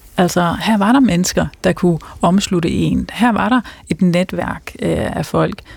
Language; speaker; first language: Danish; early bilingual, other home language; Persian